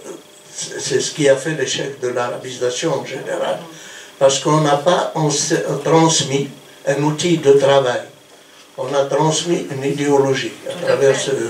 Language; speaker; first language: French; non-native, local second language; Kabyle